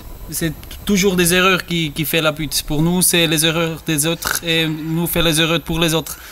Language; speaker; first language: French; non-native, learner; German